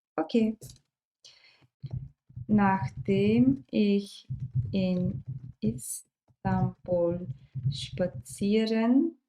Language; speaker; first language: German; non-native, fluent; Turkish